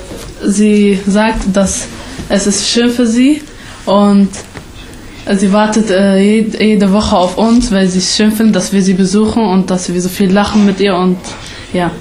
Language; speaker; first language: German; early bilingual, other home language; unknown